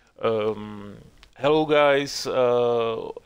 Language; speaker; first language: English; non-native, learner; Czech